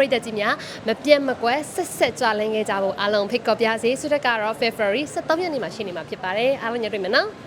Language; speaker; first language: Burmese; native; Burmese